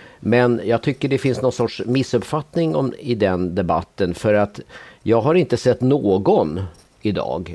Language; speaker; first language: Swedish; native; Swedish